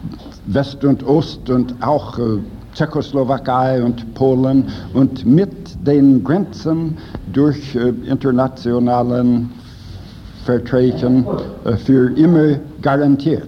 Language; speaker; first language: German; non-native, fluent; English